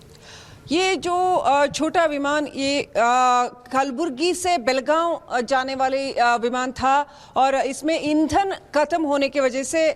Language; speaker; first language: Hindi; non-native, local second language; Kannada